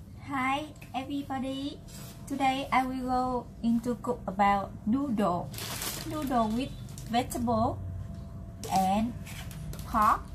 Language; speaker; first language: English; non-native, learner; Vietnamese